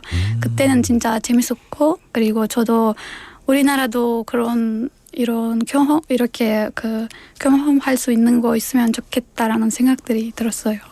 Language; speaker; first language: Korean; non-native, fluent; Kyrgyz